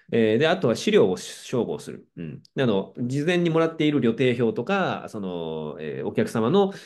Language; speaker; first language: Japanese; native; Japanese